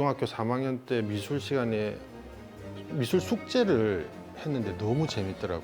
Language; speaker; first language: Korean; native; Korean